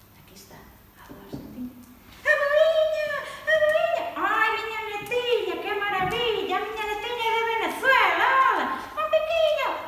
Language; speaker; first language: Galician; early bilingual, other home language; Spanish